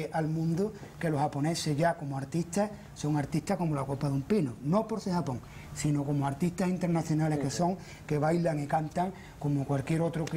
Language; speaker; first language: Spanish; native; Spanish